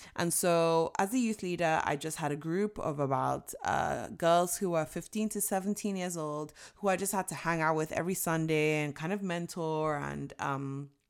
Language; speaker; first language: English; non-native, local second language; Yoruba